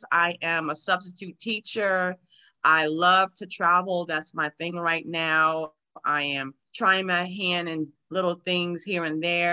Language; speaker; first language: English; native; English